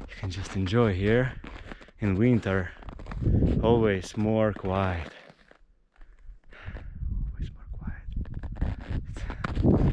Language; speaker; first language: English; non-native, learner; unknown